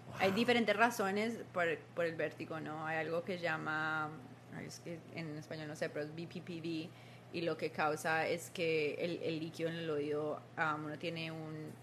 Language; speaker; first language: Spanish; early bilingual, heritage; Spanish